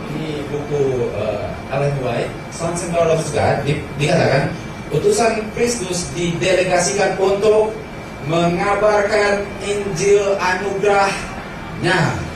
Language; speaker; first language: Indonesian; early bilingual, heritage; Indonesian